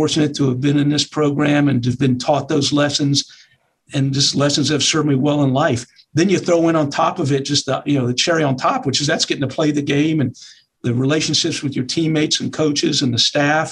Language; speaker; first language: English; native; English